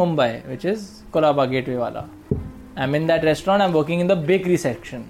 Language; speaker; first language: English; non-native, local second language; Hindi